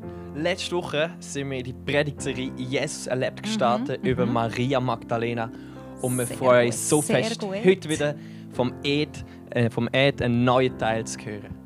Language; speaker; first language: German; native; German